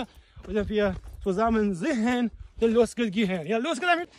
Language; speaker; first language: German; non-native, learner; Persian